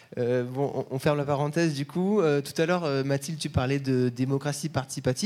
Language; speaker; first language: French; native; French